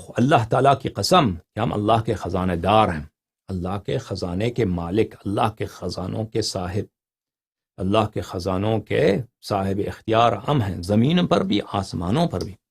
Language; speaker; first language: Urdu; non-native, fluent; Persian